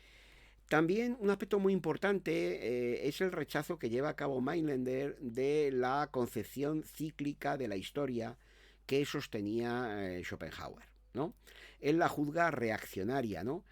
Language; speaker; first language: Spanish; native; Spanish